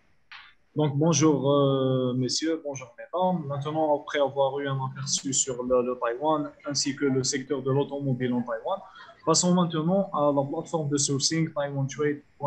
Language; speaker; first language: French; non-native, local second language; Arabic